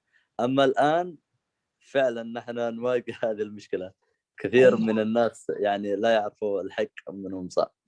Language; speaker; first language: Arabic; non-native, local second language; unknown